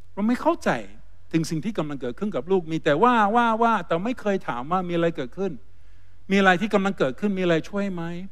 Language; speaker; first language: Thai; non-native, fluent; English